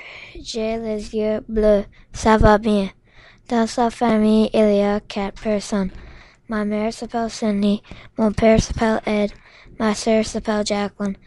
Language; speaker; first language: French; non-native, local second language; English